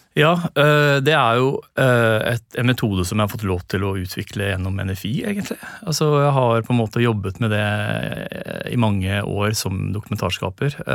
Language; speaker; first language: Norwegian; native; Norwegian